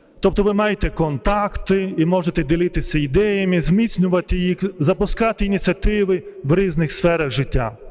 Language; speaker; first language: Ukrainian; non-native, fluent; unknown